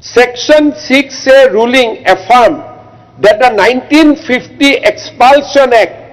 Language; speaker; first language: English; non-native, local second language; Assamese